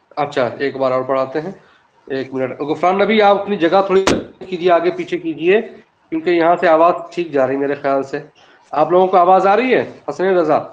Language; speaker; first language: Urdu; native; Urdu